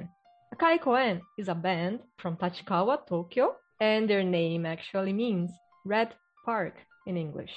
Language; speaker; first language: English; non-native, fluent; Portuguese